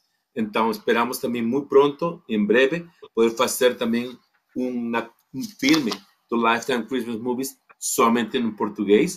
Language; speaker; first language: Portuguese; non-native, fluent; Spanish